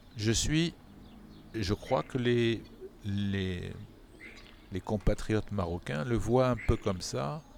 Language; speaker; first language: French; non-native, local second language; Arabic